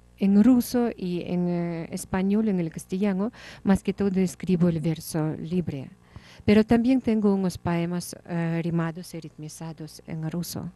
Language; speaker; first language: Spanish; non-native, fluent; Russian